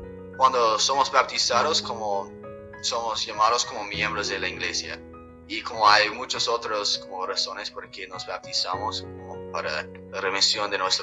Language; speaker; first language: Spanish; non-native, fluent; English